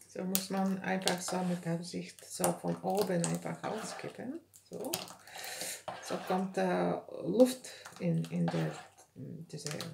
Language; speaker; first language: German; non-native, learner; Bulgarian